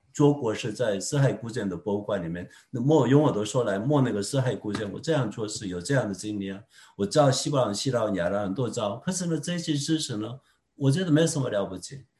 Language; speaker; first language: Chinese; non-native, fluent; Korean